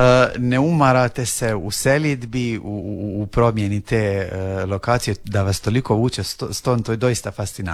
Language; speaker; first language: Serbian; native; Serbian